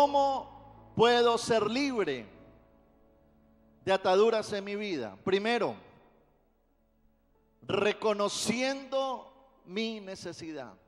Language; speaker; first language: Spanish; native; Spanish